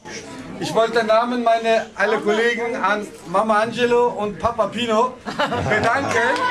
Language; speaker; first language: German; non-native, learner; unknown